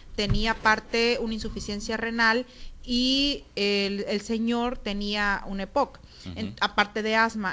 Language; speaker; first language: Spanish; native; Spanish